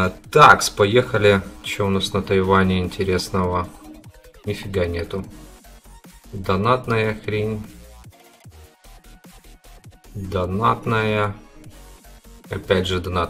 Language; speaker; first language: Russian; native; Russian